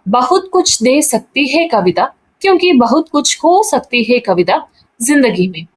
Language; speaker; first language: Hindi; non-native, local second language; Malayalam